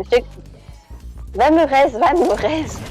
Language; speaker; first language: French; native; French